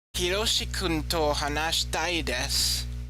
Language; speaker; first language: Japanese; non-native, learner; English